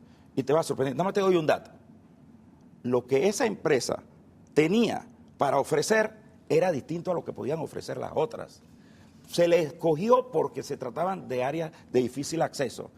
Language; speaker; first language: Spanish; native; Spanish